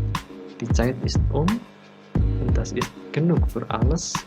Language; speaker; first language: German; non-native, learner; Indonesian